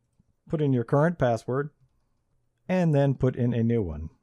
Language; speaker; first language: English; native; English